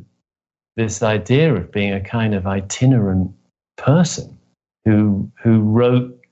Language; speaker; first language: English; native; English